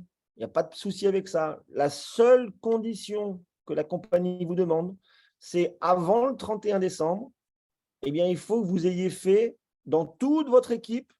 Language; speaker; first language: French; native; French